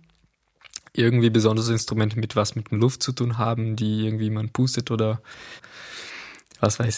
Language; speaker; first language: German; non-native, fluent; Portuguese